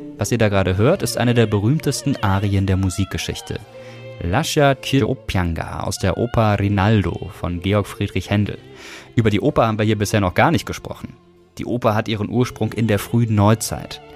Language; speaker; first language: German; native; German